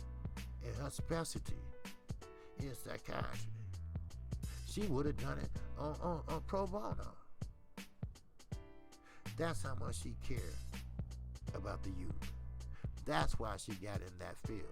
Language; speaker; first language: English; native; English